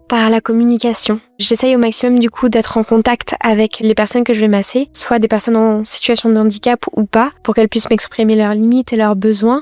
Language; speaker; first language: French; native; French